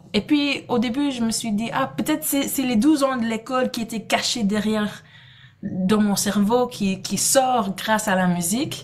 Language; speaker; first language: French; non-native, fluent; English